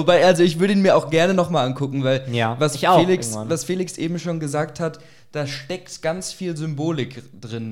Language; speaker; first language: German; native; German